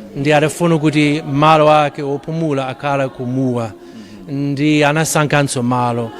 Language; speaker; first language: Nyanja; non-native, fluent; English